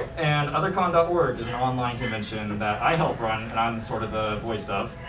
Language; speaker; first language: English; native; English